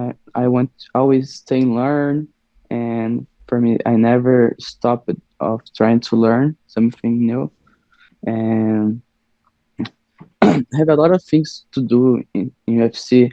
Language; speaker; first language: English; non-native, learner; Portuguese